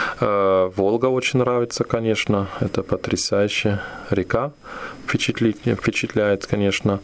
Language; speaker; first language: Russian; non-native, fluent; German